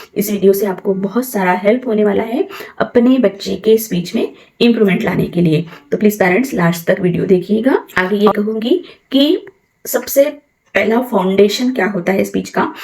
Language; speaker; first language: Hindi; non-native, local second language; Marathi